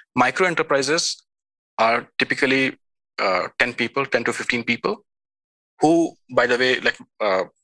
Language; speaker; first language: English; non-native, local second language; Hindi